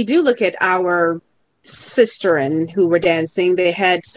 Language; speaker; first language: English; native; English